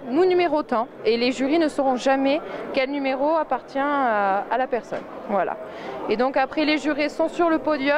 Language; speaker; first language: French; native; French